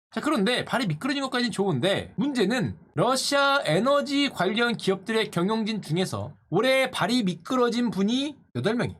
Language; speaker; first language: Korean; native; Korean